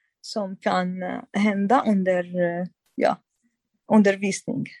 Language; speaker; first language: Swedish; non-native, fluent; Arabic